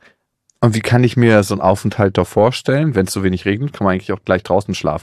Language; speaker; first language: German; native; German